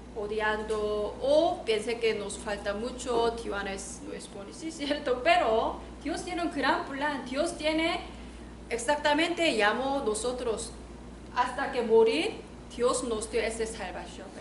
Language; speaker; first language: Spanish; non-native, learner; Korean